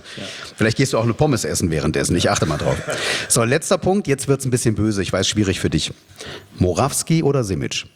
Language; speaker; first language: German; native; German